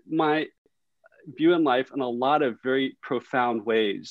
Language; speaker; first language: English; early bilingual, other home language; Vietnamese